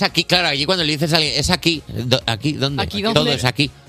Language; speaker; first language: Spanish; native; Spanish